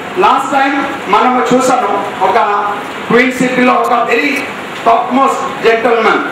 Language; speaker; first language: Telugu; non-native, local second language; Hindi